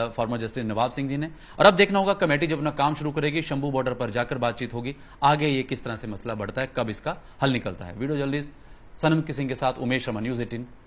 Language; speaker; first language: Hindi; non-native, local second language; Punjabi